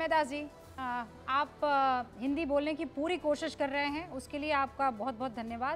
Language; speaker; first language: Hindi; native; Hindi